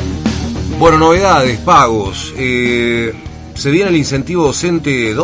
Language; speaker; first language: Spanish; native; Spanish